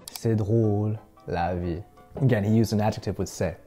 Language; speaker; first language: French; non-native, fluent; English